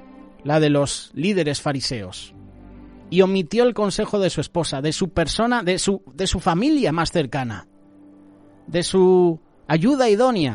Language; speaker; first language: Spanish; native; Spanish